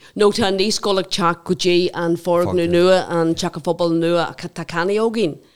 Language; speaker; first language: Irish; non-native, local second language; English